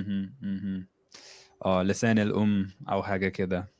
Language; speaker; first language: Arabic; non-native, fluent; English